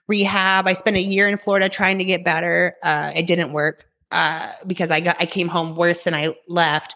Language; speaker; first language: English; native; English